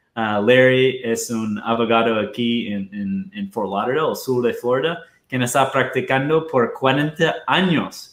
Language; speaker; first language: Spanish; non-native, fluent; Portuguese